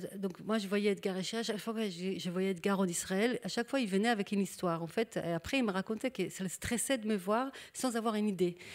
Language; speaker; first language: French; non-native, fluent; Hebrew